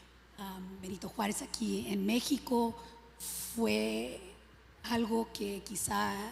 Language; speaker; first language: Spanish; early bilingual, other home language; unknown